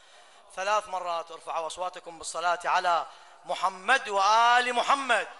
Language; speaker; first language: Arabic; native; Arabic